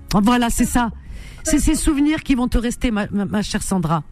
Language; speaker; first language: French; native; French